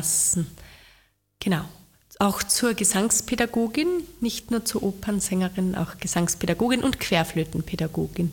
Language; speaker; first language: German; native; German